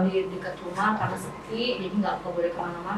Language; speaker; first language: Indonesian; native; Indonesian